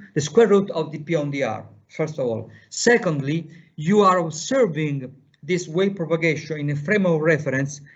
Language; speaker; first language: English; non-native, fluent; Italian